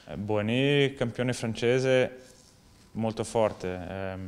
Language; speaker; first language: Italian; non-native, fluent; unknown